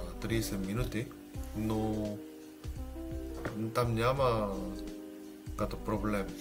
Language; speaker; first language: Bulgarian; non-native, learner; Korean